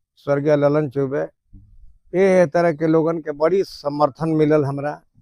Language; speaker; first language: Bhojpuri; native; Bhojpuri